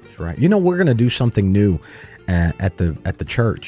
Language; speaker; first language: English; early bilingual, other home language; Spanish